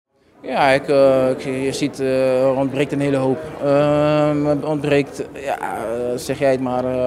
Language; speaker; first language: Dutch; native; Dutch